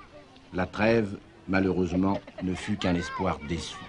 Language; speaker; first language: French; native; French